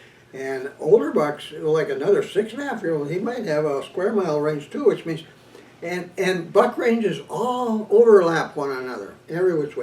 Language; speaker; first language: English; native; English